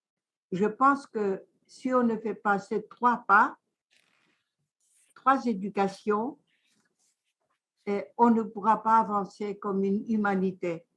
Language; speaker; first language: French; non-native, fluent; Greek